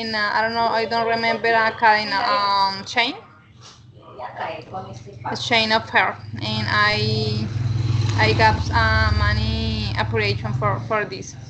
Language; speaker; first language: English; non-native, learner; Spanish